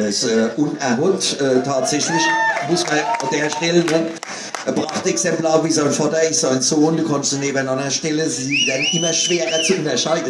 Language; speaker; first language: German; native; German